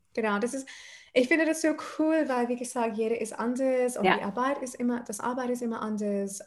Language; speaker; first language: German; non-native, fluent; English